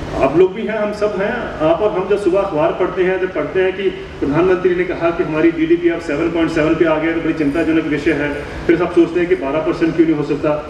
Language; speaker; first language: Hindi; native; Hindi